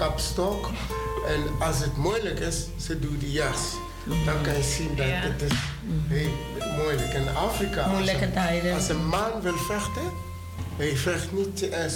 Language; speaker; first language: Dutch; non-native, fluent; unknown